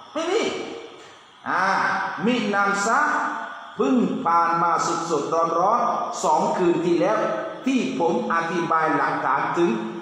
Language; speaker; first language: Thai; non-native, local second language; Pattani Malay